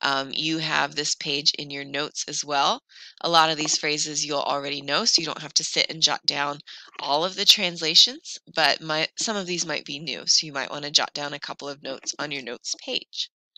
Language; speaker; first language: English; native; English